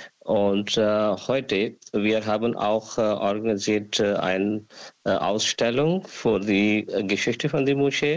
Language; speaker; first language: German; non-native, learner; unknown